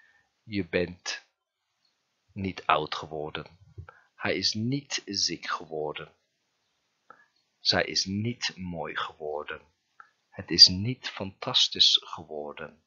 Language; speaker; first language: Dutch; non-native, fluent; Turkish